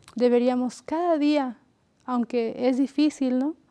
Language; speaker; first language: Spanish; native; Spanish